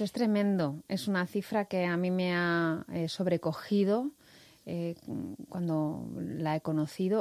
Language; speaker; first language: Spanish; native; Spanish